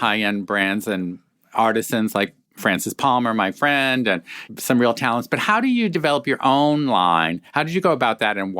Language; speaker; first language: English; native; English